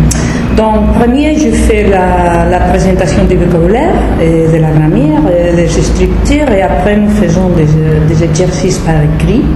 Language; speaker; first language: French; non-native, fluent; Spanish